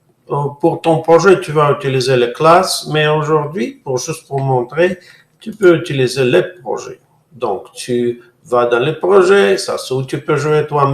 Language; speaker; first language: French; non-native, fluent; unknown